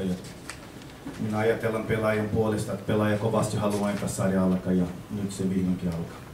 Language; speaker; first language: Finnish; non-native, learner; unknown